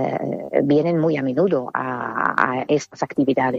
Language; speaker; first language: Spanish; non-native, fluent; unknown